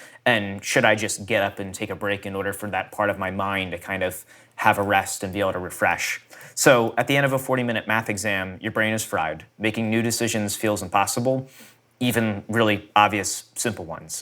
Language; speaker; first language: English; native; English